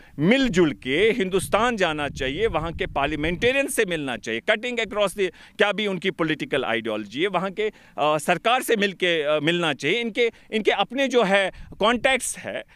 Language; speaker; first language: Hindi; non-native, local second language; Kashmiri